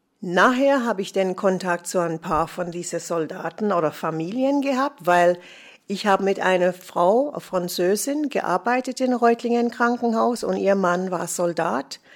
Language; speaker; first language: German; non-native, fluent; English